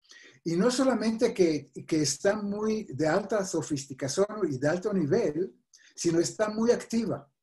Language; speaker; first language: Spanish; non-native, fluent; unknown